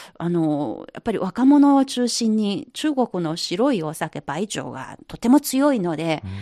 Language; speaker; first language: Japanese; non-native, fluent; Chinese